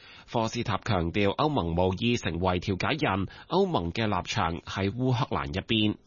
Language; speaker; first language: Cantonese; native; Cantonese